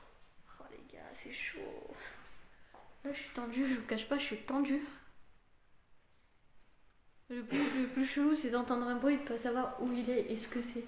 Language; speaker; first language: French; native; French